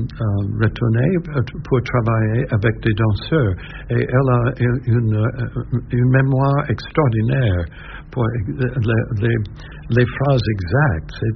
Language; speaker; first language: French; non-native, learner; English